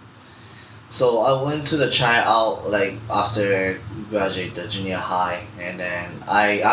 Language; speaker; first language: English; non-native, fluent; Japanese